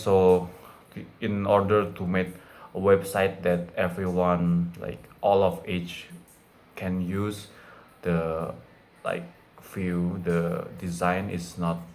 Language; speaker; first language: English; non-native, fluent; Indonesian